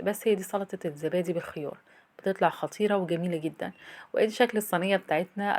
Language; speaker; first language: Arabic; native; Arabic